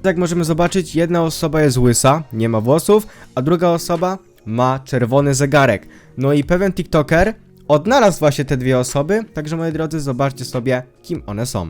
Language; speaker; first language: Polish; native; Polish